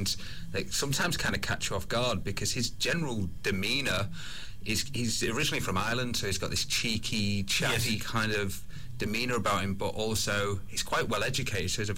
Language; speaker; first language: English; native; English